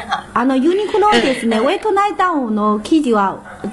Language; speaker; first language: Japanese; non-native, learner; Chinese